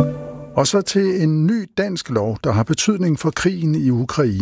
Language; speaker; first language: Danish; native; Danish